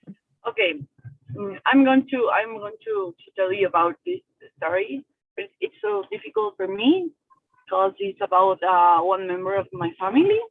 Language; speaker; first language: English; non-native, learner; Spanish